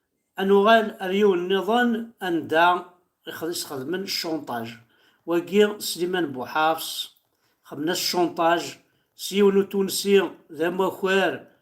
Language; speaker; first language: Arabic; non-native, local second language; Kabyle